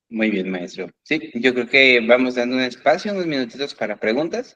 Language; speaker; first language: Spanish; native; Spanish